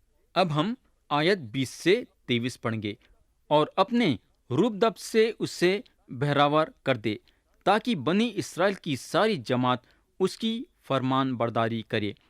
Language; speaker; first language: Urdu; native; Urdu